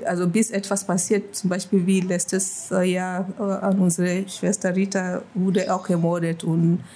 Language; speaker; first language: German; non-native, fluent; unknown